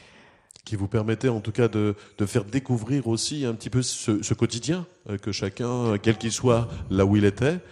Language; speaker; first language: French; native; French